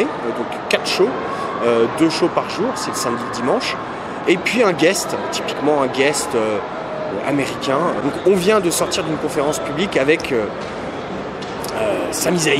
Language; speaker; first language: French; native; French